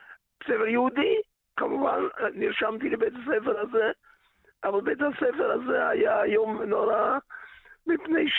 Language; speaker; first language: Hebrew; early bilingual, other home language; Yiddish